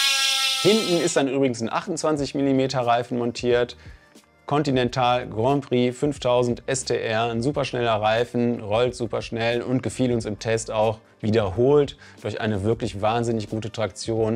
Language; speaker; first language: German; native; German